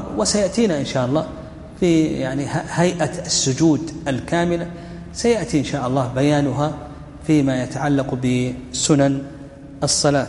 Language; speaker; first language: Arabic; native; Arabic